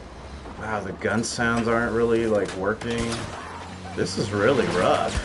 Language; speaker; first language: English; native; English